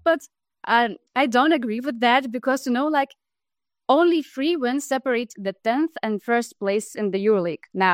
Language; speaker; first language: English; non-native, fluent; Italian